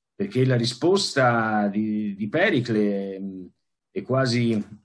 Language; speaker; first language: Italian; native; Italian